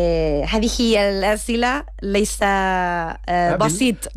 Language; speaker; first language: Arabic; non-native, learner; Spanish